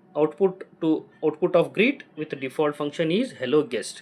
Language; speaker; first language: English; non-native, local second language; Kannada